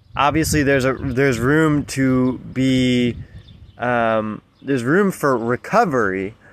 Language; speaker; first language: English; native; English